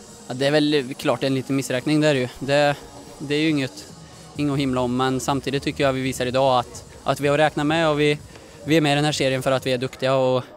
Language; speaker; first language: Swedish; native; Swedish